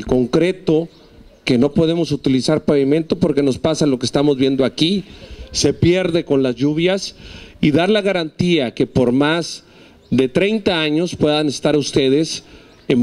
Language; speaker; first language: Spanish; native; Spanish